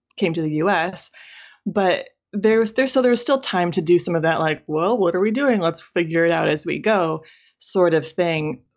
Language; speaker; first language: English; native; English